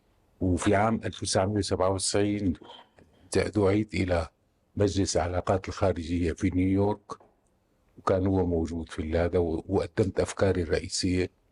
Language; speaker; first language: Arabic; native; Arabic